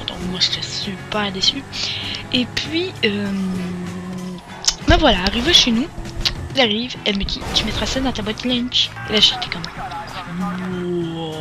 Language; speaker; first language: French; native; French